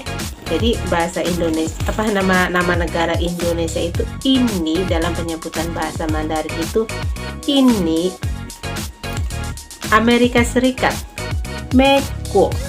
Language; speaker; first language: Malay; non-native, local second language; Javanese